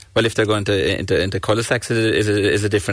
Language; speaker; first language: English; native; English